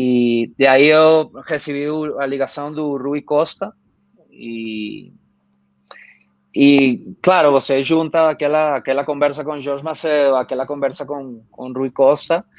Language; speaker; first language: Portuguese; non-native, fluent; Spanish